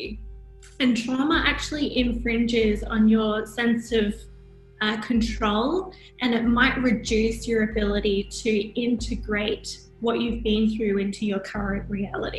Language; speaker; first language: English; native; English